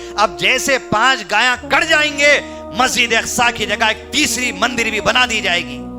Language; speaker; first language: Urdu; native; Urdu